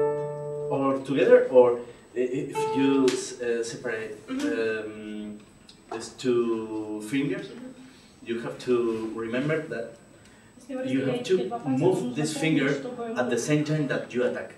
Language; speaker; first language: English; non-native, learner; Spanish